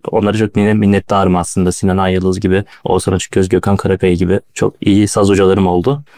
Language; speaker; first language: Turkish; native; Turkish